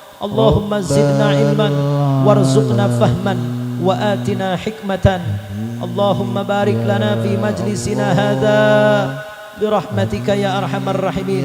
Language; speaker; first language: Indonesian; native; Indonesian